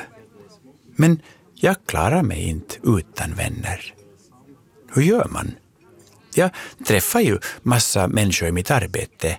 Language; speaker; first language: Swedish; native; Swedish